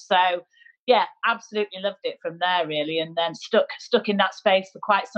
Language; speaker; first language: English; native; English